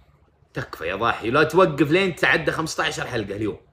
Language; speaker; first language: Arabic; native; Arabic